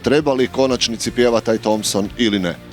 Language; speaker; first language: Croatian; native; Croatian